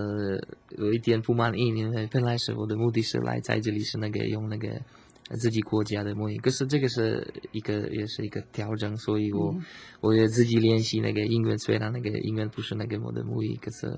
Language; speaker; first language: Chinese; non-native, learner; Slovak